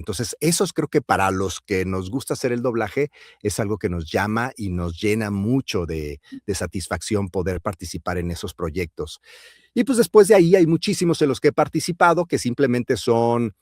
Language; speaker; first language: Spanish; native; Spanish